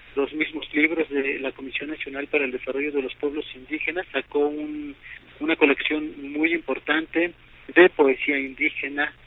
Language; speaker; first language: Spanish; non-native, local second language; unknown